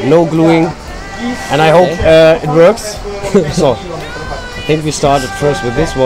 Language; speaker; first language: English; non-native, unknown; German